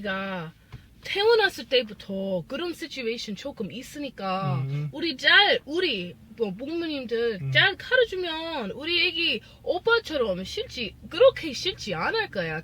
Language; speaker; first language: Korean; non-native, learner; English